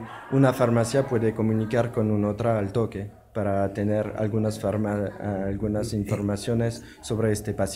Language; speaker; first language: Spanish; non-native, learner; French